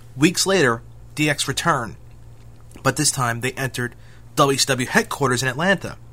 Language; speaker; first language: English; native; English